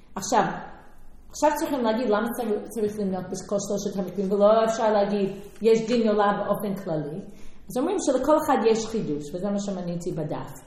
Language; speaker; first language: Hebrew; non-native, fluent; English